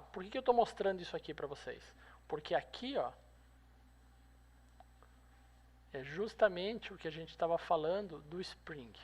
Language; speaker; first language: Portuguese; native; Portuguese